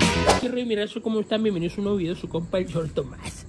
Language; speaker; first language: Spanish; native; Spanish